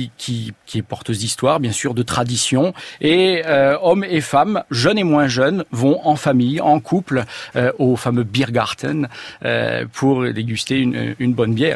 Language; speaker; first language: French; native; French